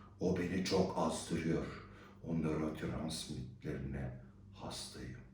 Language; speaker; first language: Turkish; native; Turkish